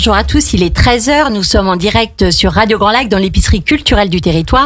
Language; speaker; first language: French; native; French